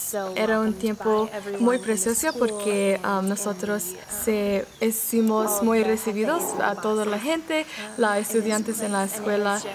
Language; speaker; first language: Spanish; non-native, learner; English